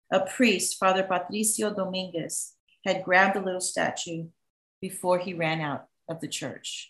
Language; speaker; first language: English; native; English